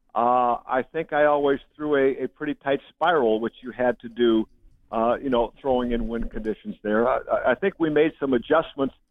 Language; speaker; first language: English; native; English